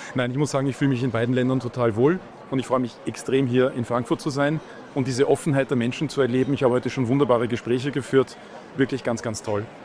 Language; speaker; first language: German; native; German